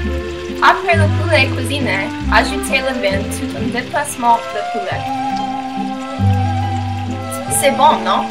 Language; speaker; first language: French; non-native, learner; English